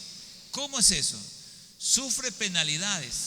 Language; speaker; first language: Spanish; native; Spanish